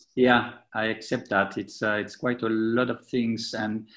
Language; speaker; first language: English; non-native, fluent; French